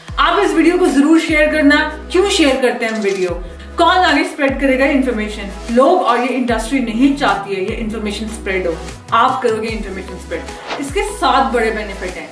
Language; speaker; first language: Hindi; native; Hindi